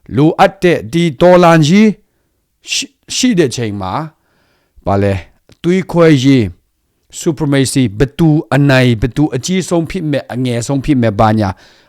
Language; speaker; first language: Burmese; non-native, local second language; Hakha Chin